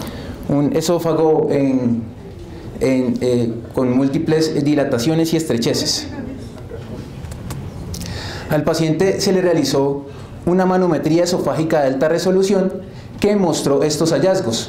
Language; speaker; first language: Spanish; native; Spanish